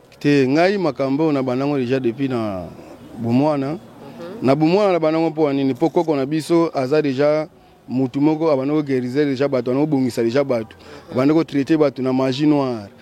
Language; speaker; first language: Lingala; non-native, local second language; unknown